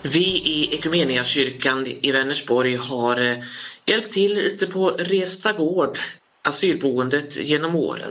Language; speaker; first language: Swedish; native; Swedish